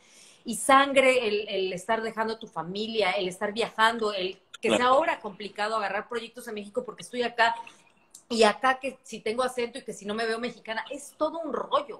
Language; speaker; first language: Spanish; native; Spanish